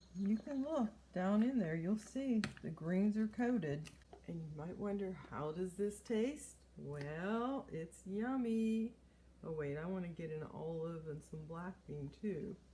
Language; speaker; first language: English; native; English